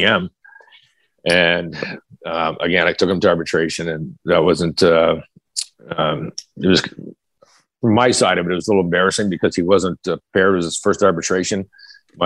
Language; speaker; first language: English; native; English